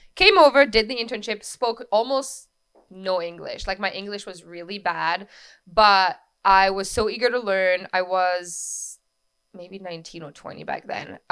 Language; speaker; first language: English; non-native, fluent; French